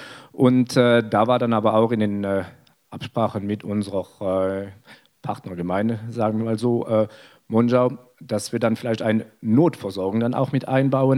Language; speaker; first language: German; native; German